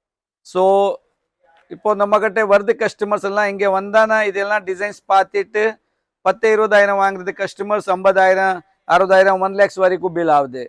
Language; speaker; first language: Tamil; non-native, fluent; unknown